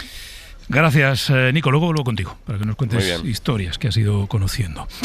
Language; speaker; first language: Spanish; native; Spanish